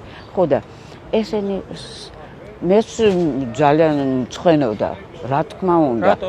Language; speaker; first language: Georgian; non-native, local second language; Russian